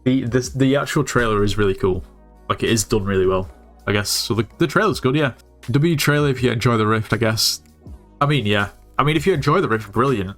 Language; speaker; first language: English; native; English